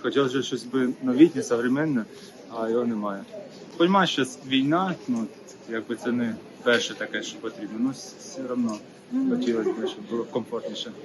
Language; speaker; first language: Ukrainian; non-native, local second language; Russian